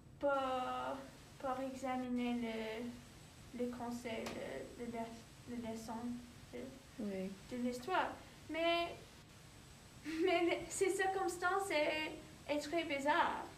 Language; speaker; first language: French; non-native, learner; English